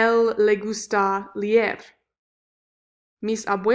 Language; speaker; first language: Spanish; non-native, learner; English